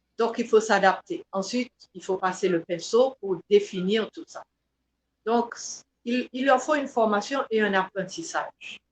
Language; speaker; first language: French; non-native, local second language; Haitian Creole